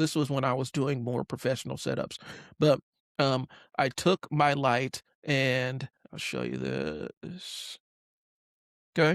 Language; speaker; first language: English; native; English